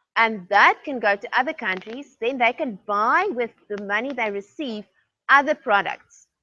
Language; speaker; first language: English; non-native, local second language; Afrikaans